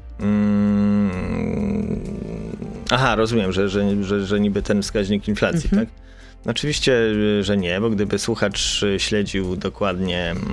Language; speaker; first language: Polish; native; Polish